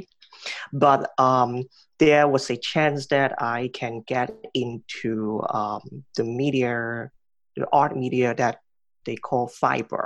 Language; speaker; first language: English; non-native, local second language; Cantonese